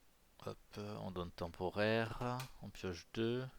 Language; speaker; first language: French; native; French